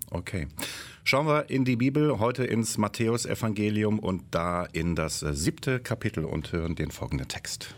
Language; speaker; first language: German; native; German